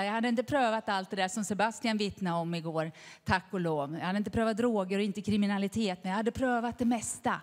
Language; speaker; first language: Swedish; native; Swedish